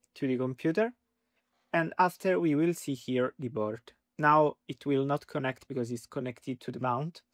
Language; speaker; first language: English; non-native, fluent; Italian